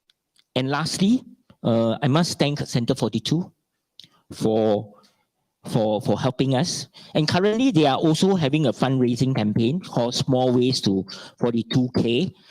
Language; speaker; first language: English; non-native, local second language; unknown